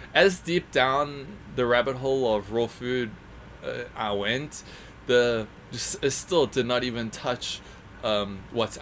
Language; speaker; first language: English; native; English